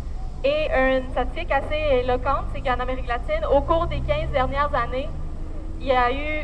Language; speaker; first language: French; native; French